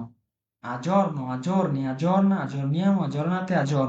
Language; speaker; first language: Italian; non-native, fluent; Bangla